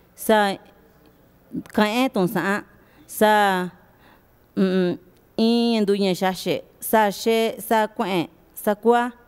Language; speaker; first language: Spanish; non-native, local second language; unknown